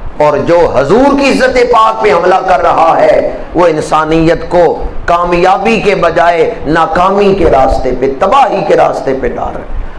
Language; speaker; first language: Urdu; non-native, local second language; Punjabi